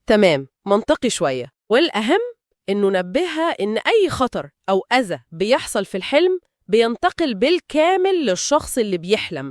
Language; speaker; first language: Arabic; native; Arabic